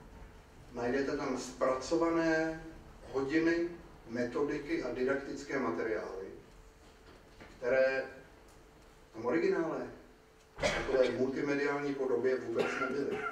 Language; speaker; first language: Czech; native; Czech